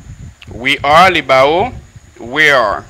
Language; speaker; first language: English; non-native, fluent; Haitian Creole